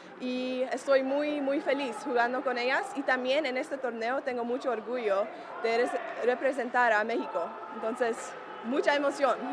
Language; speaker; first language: Spanish; early bilingual, heritage; Spanish